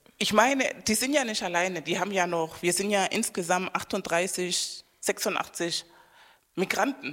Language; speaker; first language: German; non-native, fluent; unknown